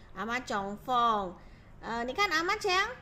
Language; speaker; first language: Chinese; non-native, learner; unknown